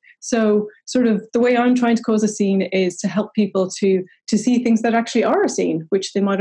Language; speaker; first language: English; native; English